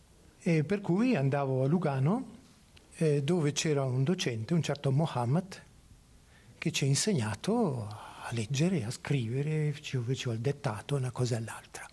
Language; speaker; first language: Italian; native; Italian